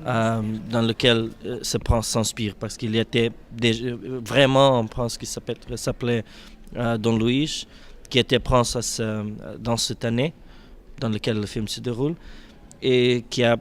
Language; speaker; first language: French; non-native, fluent; Portuguese